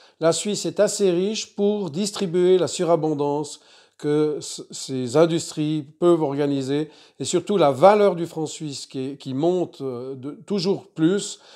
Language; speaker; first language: French; native; French